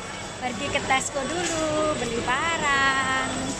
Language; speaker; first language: Indonesian; non-native, local second language; Javanese